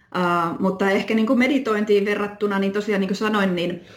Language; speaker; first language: Finnish; native; Finnish